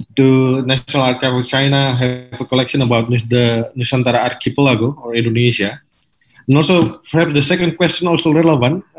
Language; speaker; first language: English; non-native, fluent; Indonesian